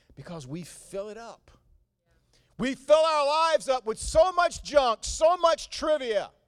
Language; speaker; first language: English; native; English